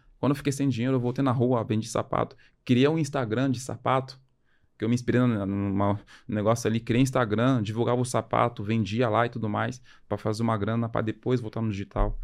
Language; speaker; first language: Portuguese; early bilingual, other home language; French